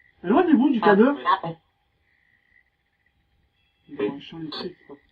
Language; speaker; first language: French; native; French